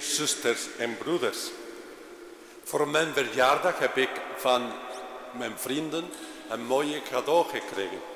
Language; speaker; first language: Dutch; non-native, fluent; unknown